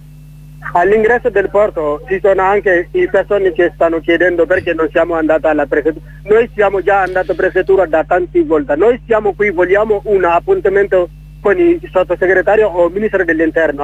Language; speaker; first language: Italian; non-native, learner; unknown